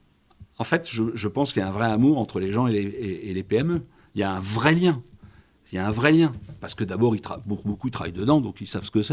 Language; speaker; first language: French; native; French